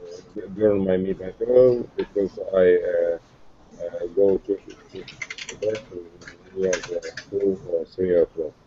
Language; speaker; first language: English; non-native, learner; Russian